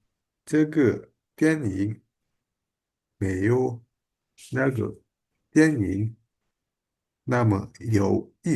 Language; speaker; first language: Chinese; non-native, learner; Indonesian